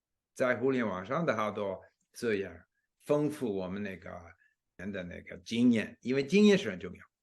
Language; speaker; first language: Chinese; non-native, fluent; English